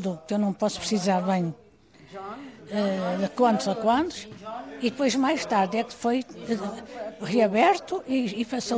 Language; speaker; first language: Portuguese; non-native, local second language; Kabuverdianu